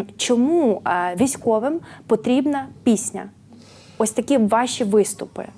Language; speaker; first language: Ukrainian; native; Ukrainian